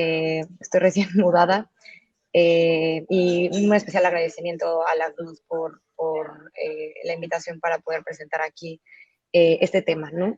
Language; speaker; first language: Spanish; native; Spanish